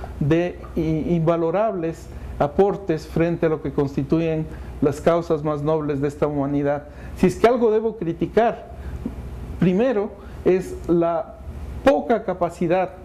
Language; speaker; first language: Spanish; native; Spanish